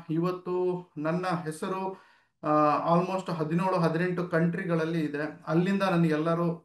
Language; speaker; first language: Kannada; native; Kannada